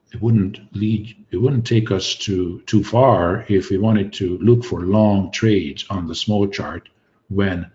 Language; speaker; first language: English; non-native, fluent; Hungarian